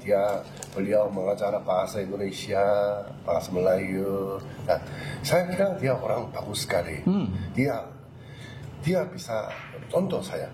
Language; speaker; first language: Indonesian; non-native, learner; Korean